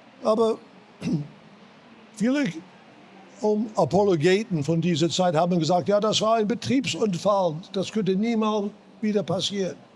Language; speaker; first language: German; non-native, fluent; English